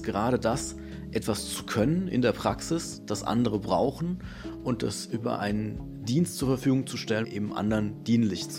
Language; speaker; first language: German; native; German